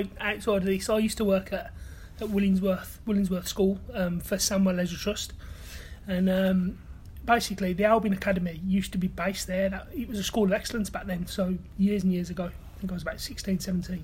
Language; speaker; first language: English; native; English